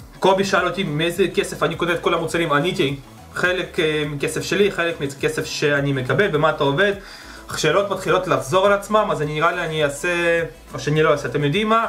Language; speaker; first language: Hebrew; early bilingual, other home language; Russian